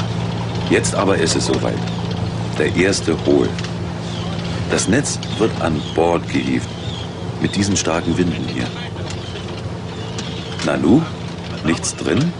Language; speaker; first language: German; native; German